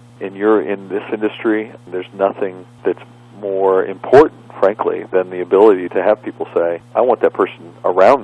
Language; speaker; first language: English; native; English